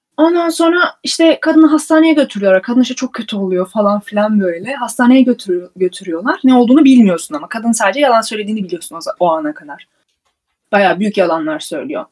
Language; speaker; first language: Turkish; early bilingual, heritage; Turkish